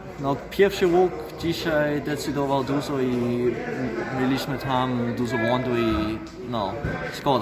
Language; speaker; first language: Polish; non-native, learner; Danish